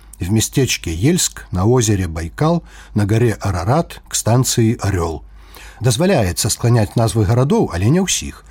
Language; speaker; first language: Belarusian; native; Belarusian